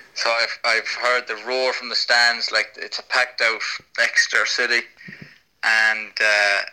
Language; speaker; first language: English; native; English